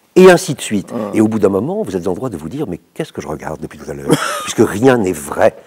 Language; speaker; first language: French; native; French